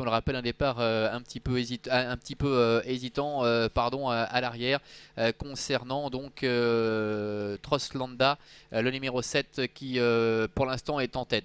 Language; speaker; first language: French; native; French